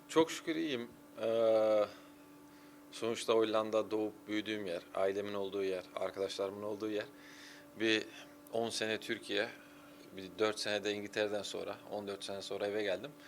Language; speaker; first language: Turkish; early bilingual, heritage; Turkish